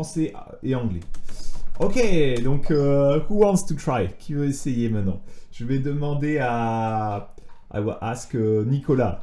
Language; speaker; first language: French; native; French